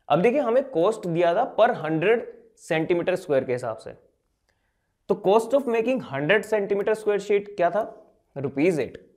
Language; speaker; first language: Hindi; native; Hindi